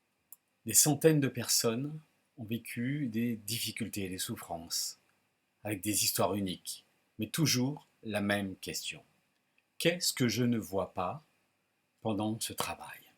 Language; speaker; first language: French; native; French